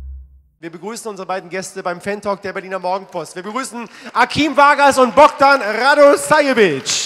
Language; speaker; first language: German; native; German